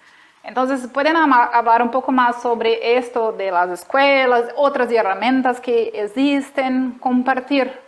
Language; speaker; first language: Spanish; non-native, fluent; Portuguese